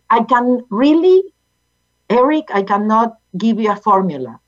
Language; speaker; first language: English; non-native, fluent; Spanish